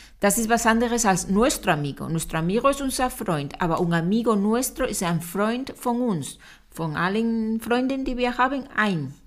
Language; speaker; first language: German; non-native, fluent; Spanish